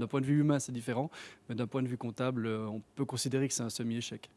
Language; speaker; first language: French; native; French